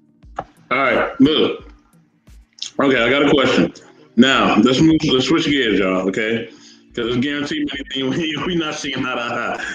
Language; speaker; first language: English; native; English